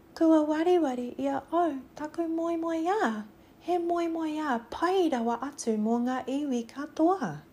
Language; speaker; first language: Māori; non-native, local second language; English